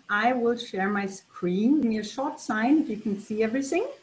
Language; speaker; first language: English; non-native, fluent; German